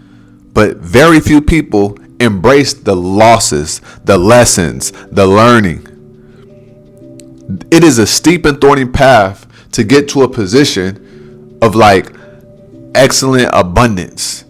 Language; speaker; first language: English; native; English